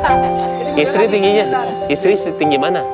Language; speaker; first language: Indonesian; native; Indonesian